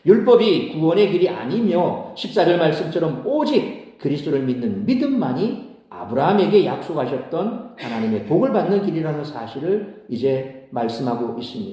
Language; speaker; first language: Korean; native; Korean